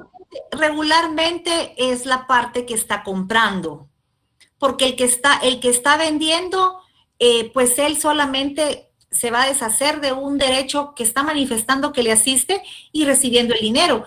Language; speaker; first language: Spanish; native; Spanish